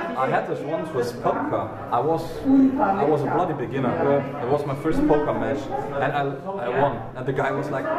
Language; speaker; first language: English; non-native, fluent; Greek